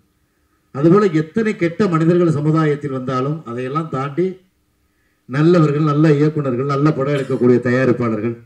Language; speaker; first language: Tamil; native; Tamil